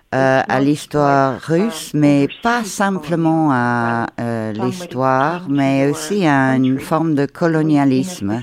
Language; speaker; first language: French; non-native, fluent; Ukrainian